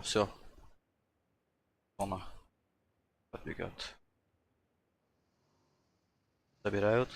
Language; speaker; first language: Russian; non-native, local second language; Tajik